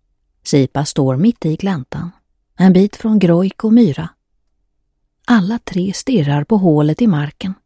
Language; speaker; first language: Swedish; native; Swedish